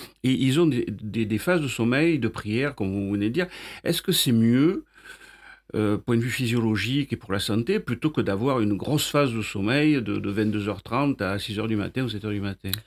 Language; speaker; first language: French; native; French